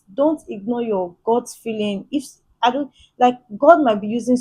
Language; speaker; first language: English; native; English